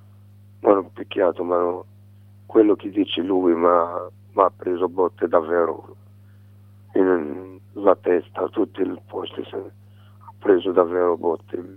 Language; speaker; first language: Italian; non-native, learner; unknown